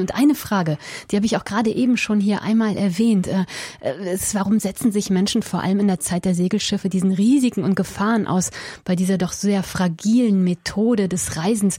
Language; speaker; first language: German; native; German